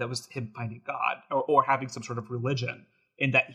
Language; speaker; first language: English; native; English